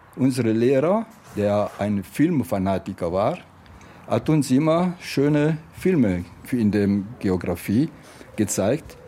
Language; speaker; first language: German; non-native, fluent; Italian